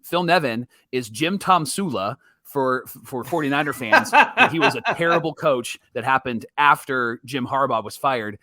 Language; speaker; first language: English; native; English